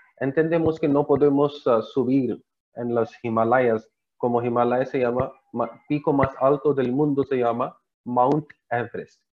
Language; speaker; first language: Spanish; non-native, learner; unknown